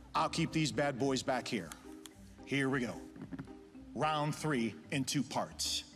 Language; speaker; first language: English; native; English